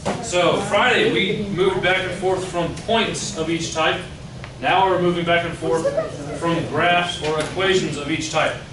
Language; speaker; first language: English; native; English